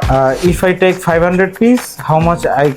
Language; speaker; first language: English; non-native, learner; Bangla